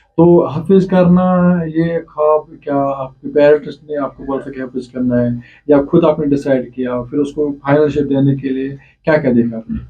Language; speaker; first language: Urdu; non-native, local second language; Kashmiri